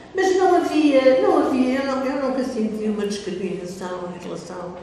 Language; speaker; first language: Portuguese; native; Portuguese